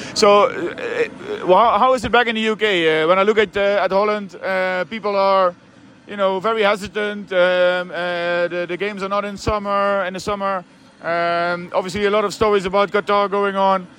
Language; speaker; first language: English; non-native, fluent; Dutch